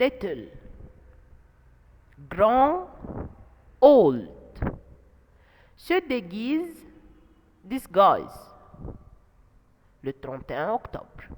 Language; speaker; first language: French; non-native, fluent; Arabic